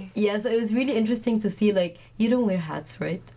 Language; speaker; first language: English; non-native, fluent; Arabic